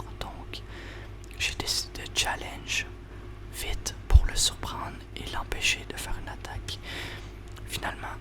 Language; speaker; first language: French; native; French